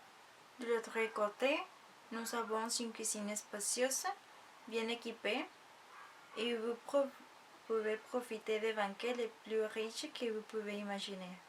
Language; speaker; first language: French; non-native, learner; Spanish